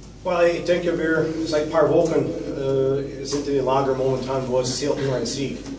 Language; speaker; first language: German; non-native, fluent; English